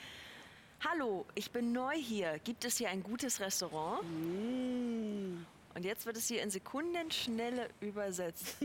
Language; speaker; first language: German; native; German